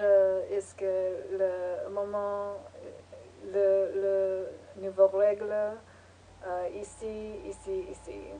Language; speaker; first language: French; non-native, learner; English